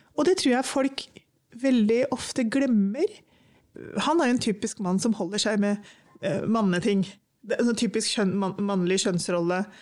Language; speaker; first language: Norwegian; early bilingual, other home language; Urdu